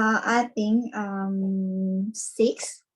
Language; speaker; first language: English; non-native, learner; Thai